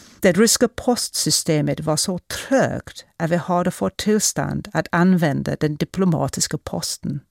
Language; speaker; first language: Swedish; non-native, fluent; English